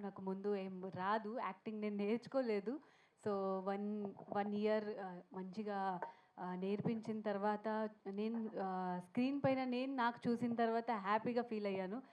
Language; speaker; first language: Telugu; non-native, learner; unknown